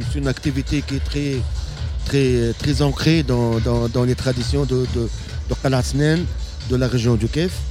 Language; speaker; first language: French; non-native, local second language; Arabic